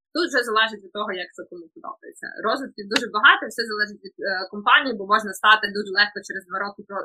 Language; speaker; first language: Ukrainian; native; Ukrainian